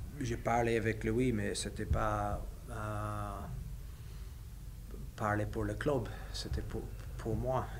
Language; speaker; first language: French; non-native, learner; English